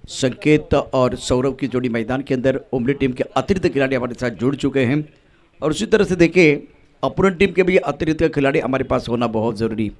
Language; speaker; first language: Hindi; non-native, local second language; Marathi